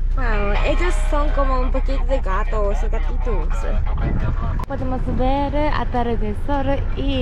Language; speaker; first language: Spanish; non-native, learner; Japanese